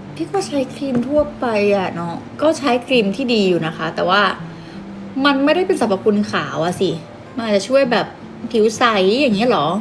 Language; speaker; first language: Thai; native; Thai